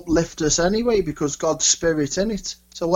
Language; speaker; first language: English; native; English